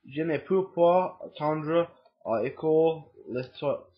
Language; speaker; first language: French; non-native, learner; English